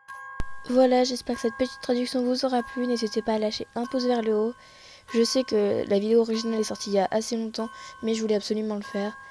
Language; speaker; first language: French; native; French